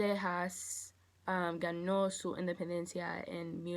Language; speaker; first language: Spanish; non-native, learner; English